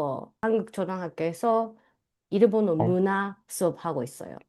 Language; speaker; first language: Korean; non-native, learner; Japanese